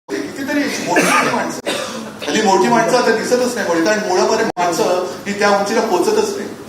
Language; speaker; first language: Marathi; native; Marathi